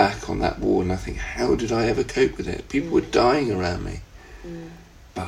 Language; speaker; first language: English; native; English